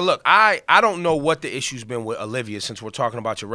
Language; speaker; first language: English; native; English